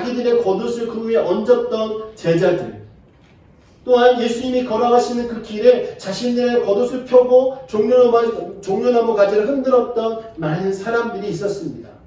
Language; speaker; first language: Korean; native; Korean